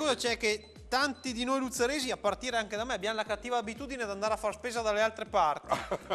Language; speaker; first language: Italian; native; Italian